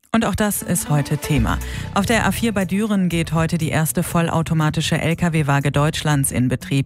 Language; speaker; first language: German; native; German